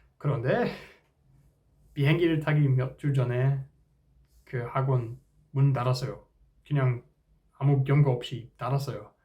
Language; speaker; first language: Korean; non-native, fluent; English